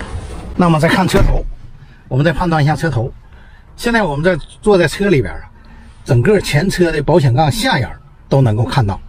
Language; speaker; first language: Chinese; native; Chinese